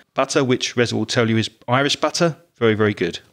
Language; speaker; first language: English; native; English